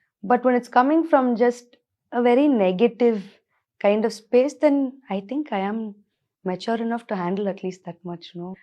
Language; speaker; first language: English; non-native, local second language; Tamil